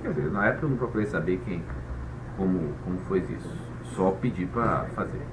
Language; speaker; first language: Portuguese; native; Portuguese